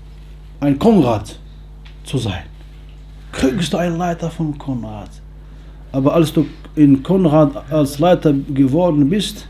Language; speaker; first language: German; non-native, fluent; Arabic